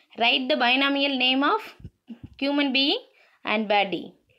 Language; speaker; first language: English; non-native, local second language; Tamil